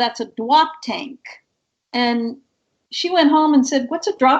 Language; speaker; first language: English; native; English